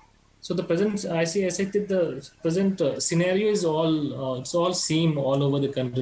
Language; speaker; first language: English; non-native, local second language; Santali